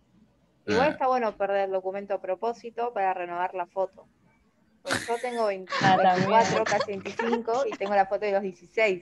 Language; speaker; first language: Spanish; native; Spanish